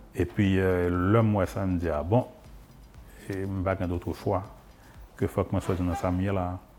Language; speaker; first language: French; non-native, local second language; Haitian Creole